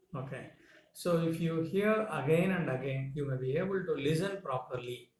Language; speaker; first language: English; non-native, local second language; Tamil